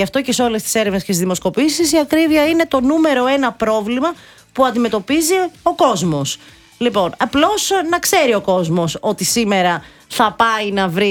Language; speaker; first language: Greek; native; Greek